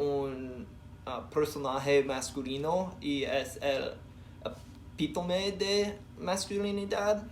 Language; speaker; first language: Spanish; non-native, learner; English